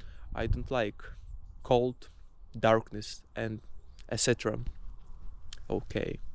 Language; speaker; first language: English; non-native, fluent; Russian